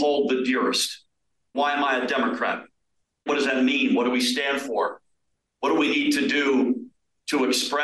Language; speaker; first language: English; native; English